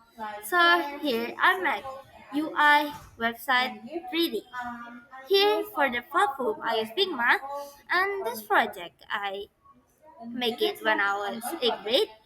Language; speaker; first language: English; non-native, learner; Indonesian